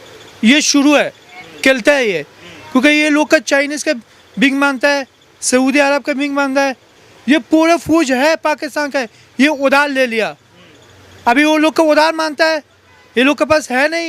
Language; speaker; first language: Hindi; non-native, learner; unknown